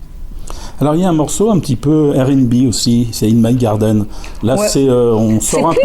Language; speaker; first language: French; native; French